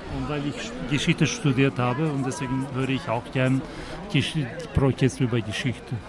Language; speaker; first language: German; non-native, fluent; Turkish